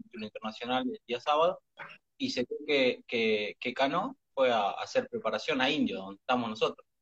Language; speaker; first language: Spanish; native; Spanish